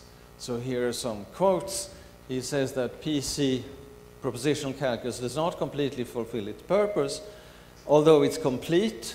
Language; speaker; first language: English; non-native, fluent; Swedish